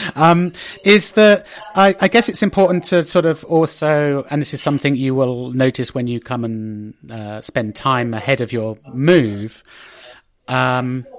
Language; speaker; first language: English; native; English